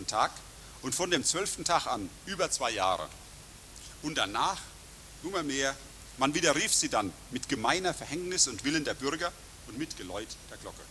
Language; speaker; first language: German; native; German